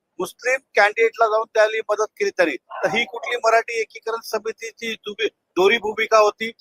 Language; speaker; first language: Marathi; non-native, local second language; Hindi